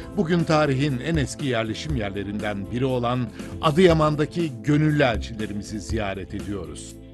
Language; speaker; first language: Turkish; native; Turkish